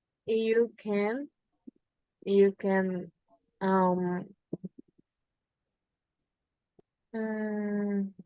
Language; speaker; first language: English; non-native, learner; Spanish